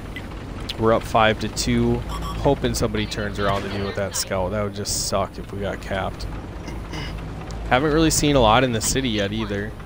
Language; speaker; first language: English; native; English